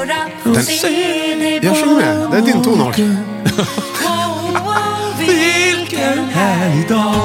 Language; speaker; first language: Swedish; native; Swedish